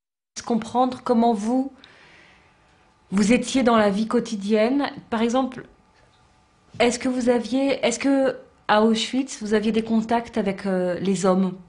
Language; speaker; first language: French; native; French